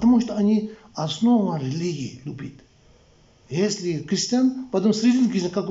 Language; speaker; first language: Russian; non-native, learner; Tibetan